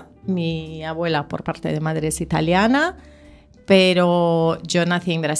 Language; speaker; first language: Spanish; native; Spanish